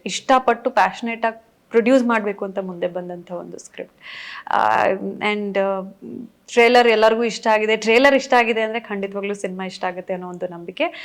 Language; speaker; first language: Kannada; native; Kannada